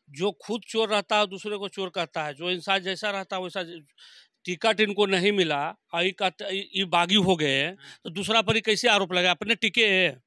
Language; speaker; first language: Hindi; native; Hindi